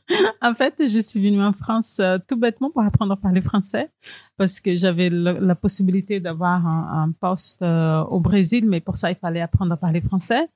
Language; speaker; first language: French; non-native, fluent; Portuguese